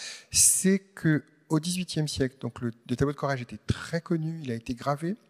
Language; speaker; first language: French; native; French